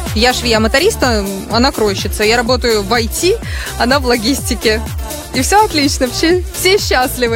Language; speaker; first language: Russian; native; Russian